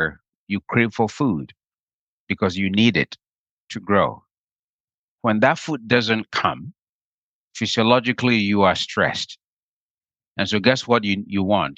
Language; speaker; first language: English; non-native, local second language; Akan